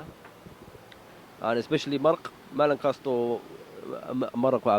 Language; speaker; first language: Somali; non-native, learner; English